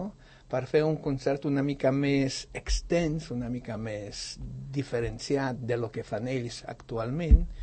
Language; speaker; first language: Catalan; non-native, fluent; Polish